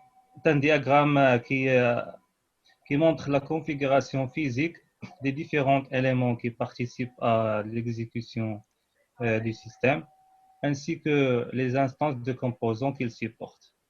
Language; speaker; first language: French; non-native, local second language; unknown